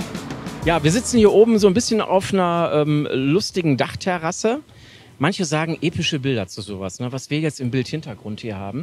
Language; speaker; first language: German; native; German